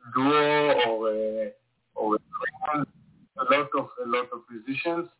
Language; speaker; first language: English; non-native, learner; Hebrew